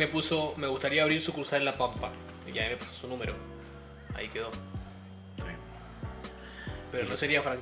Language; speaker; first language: Spanish; native; Spanish